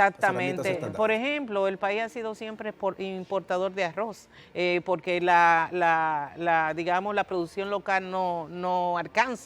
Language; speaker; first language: Spanish; native; Spanish